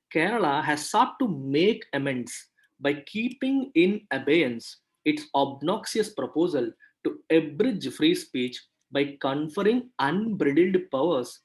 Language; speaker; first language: English; non-native, local second language; Telugu